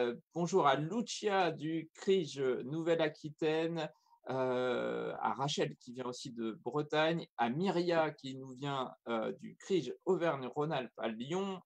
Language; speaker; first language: French; native; French